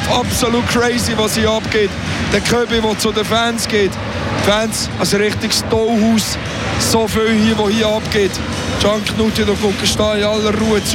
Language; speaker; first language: German; native; German